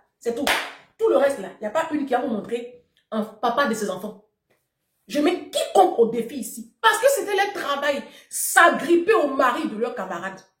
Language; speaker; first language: French; native; French